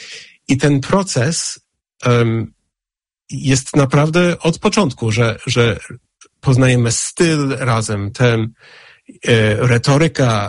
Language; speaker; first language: Polish; non-native, fluent; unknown